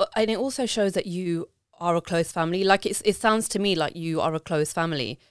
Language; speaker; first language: English; native; English